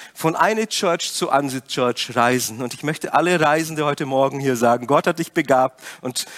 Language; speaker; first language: German; non-native, fluent; Portuguese